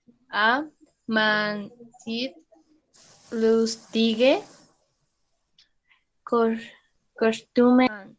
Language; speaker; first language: German; non-native, learner; Spanish